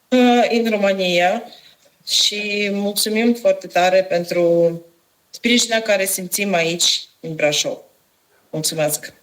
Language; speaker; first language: Romanian; non-native, learner; Ukrainian